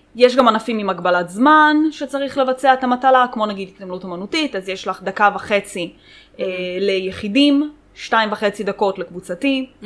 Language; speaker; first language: Hebrew; early bilingual, other home language; Russian